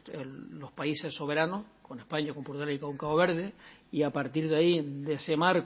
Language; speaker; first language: Spanish; native; Spanish